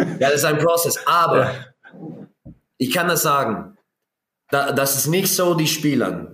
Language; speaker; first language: German; non-native, learner; English